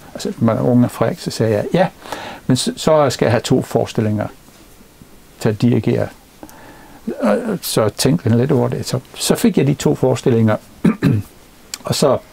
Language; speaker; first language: Danish; non-native, fluent; English